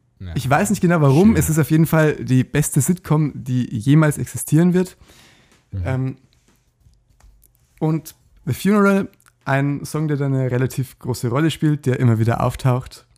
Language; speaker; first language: German; native; German